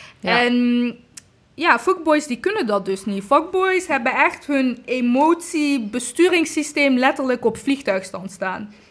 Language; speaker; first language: Dutch; early bilingual, other home language; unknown